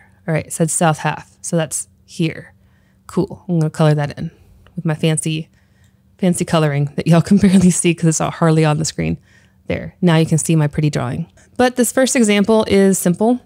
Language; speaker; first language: English; native; English